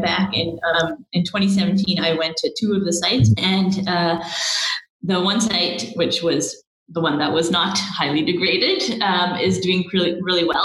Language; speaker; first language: English; native; English